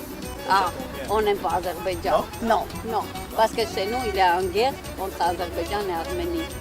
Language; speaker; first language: French; non-native, learner; Armenian